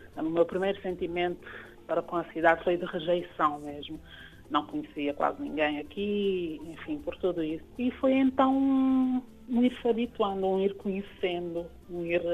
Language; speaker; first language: Portuguese; non-native, local second language; Kabuverdianu